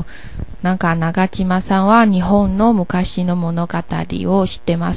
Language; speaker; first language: Japanese; non-native, learner; Chinese